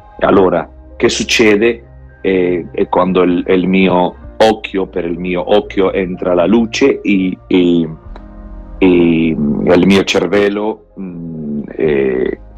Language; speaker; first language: Italian; non-native, learner; Spanish